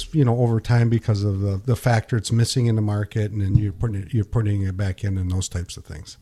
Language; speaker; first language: English; native; English